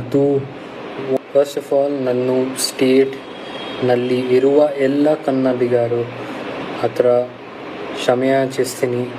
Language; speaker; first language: Kannada; non-native, local second language; Hindi